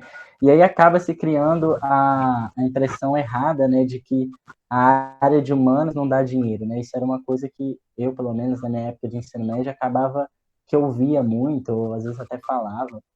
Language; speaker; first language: Portuguese; native; Portuguese